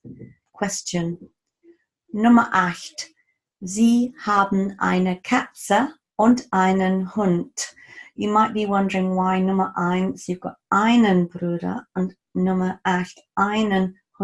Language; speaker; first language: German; non-native, fluent; English